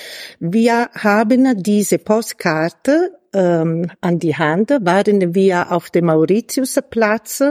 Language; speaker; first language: German; non-native, fluent; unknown